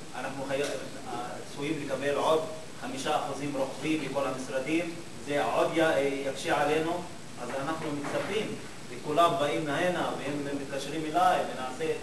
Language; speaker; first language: Hebrew; non-native, local second language; Arabic